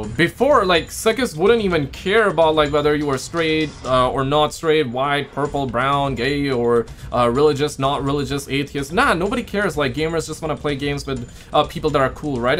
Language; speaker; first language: English; native; English